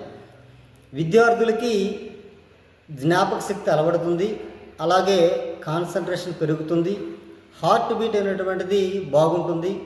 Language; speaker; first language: Telugu; native; Telugu